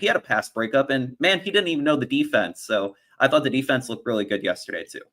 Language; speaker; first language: English; native; English